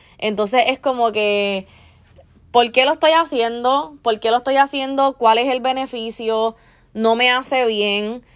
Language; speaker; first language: Spanish; early bilingual, heritage; Spanish